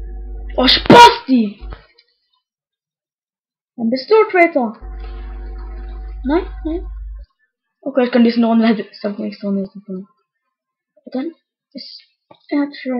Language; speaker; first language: German; native; German